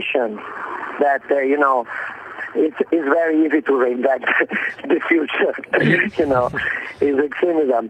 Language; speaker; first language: English; non-native, fluent; Italian